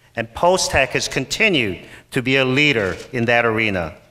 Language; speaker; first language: English; native; English